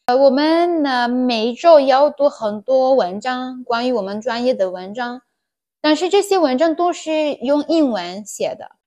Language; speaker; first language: Chinese; non-native, fluent; Persian